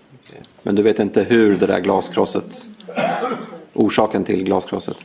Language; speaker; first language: Swedish; native; Swedish